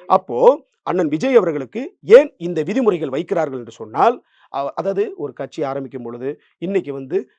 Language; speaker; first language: Tamil; native; Tamil